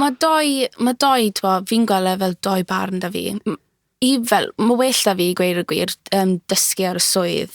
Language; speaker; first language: Welsh; native; Welsh